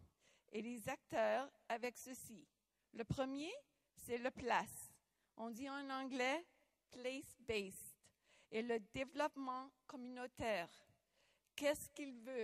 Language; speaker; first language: French; non-native, local second language; English